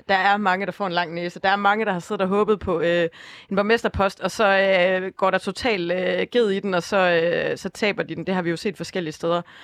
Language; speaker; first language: Danish; native; Danish